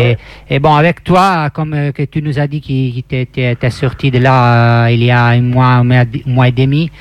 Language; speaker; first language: French; non-native, fluent; Italian